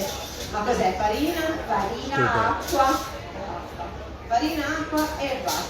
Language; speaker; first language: Italian; native; Italian